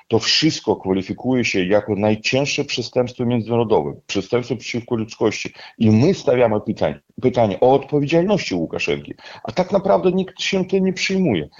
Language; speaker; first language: Polish; non-native, fluent; Russian